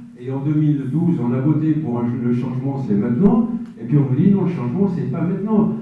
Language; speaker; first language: French; native; French